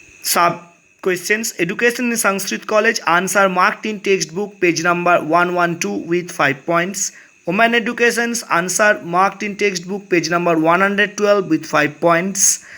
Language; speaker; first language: English; non-native, local second language; Bangla